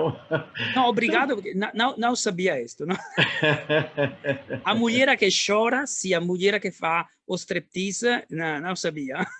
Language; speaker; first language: Portuguese; non-native, learner; Italian